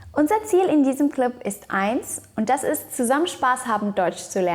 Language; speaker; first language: German; non-native, fluent; Indonesian